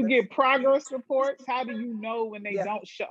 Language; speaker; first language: English; native; English